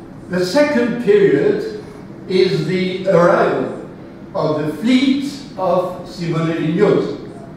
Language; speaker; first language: English; non-native, fluent; French